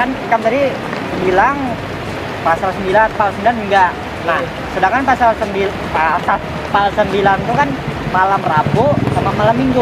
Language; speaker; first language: Indonesian; native; Indonesian